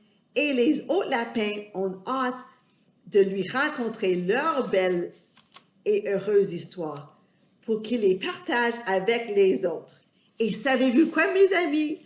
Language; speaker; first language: French; non-native, fluent; English